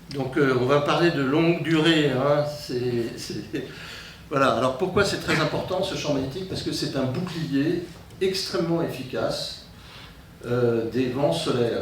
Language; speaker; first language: French; native; French